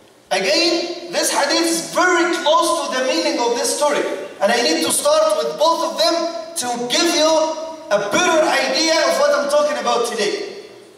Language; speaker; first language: English; non-native, fluent; Arabic